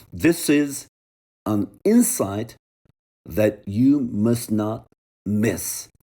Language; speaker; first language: English; non-native, fluent; Korean